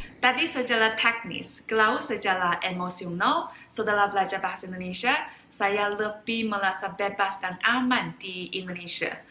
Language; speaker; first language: Indonesian; non-native, fluent; Chinese